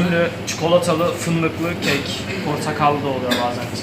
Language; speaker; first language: Turkish; native; Turkish